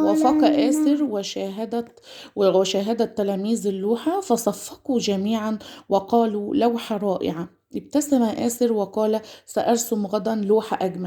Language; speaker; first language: Arabic; native; Arabic